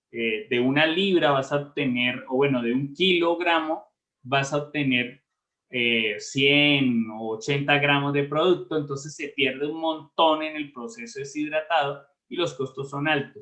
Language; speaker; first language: Spanish; native; Spanish